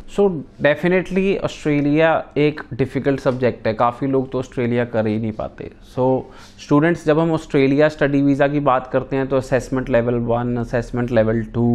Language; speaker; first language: Hindi; non-native, local second language; Punjabi